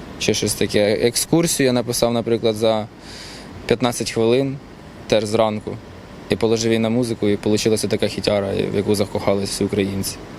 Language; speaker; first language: Ukrainian; non-native, local second language; Russian